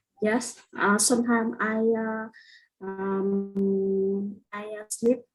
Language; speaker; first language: English; non-native, learner; Vietnamese